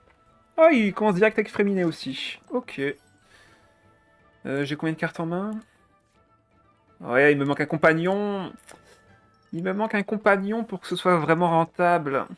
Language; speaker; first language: French; native; French